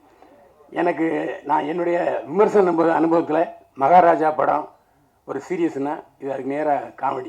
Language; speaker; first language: Tamil; native; Tamil